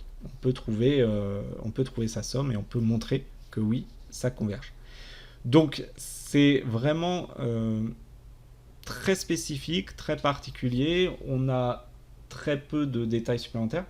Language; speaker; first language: French; native; French